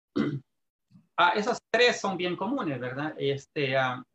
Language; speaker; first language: Spanish; native; Spanish